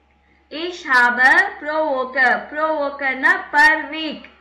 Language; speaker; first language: German; non-native, fluent; Tamil